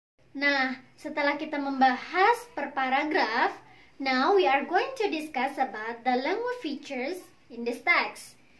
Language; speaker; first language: English; non-native, fluent; Indonesian